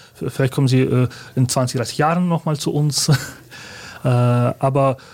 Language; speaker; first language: German; early bilingual, other home language; Russian